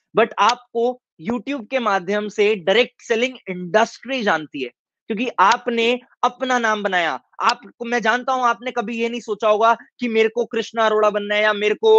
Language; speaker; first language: Hindi; native; Hindi